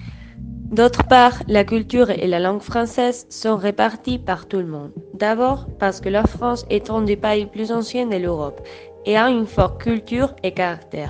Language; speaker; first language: French; non-native, learner; Spanish